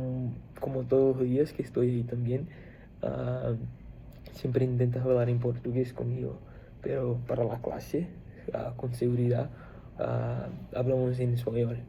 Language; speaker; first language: Spanish; non-native, fluent; Portuguese